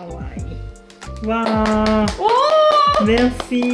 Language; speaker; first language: French; non-native, learner; Japanese